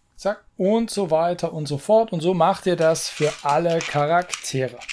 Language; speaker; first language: German; native; German